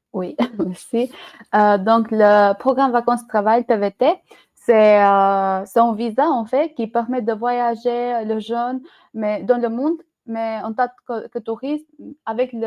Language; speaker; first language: French; non-native, learner; Albanian